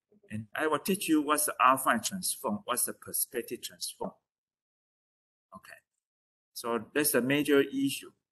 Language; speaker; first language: English; non-native, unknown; Chinese